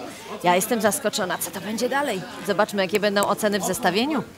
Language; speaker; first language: Polish; native; Polish